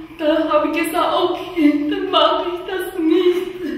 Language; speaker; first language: German; non-native, learner; Chinese